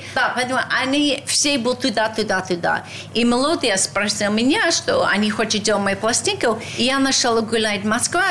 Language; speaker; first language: Russian; non-native, fluent; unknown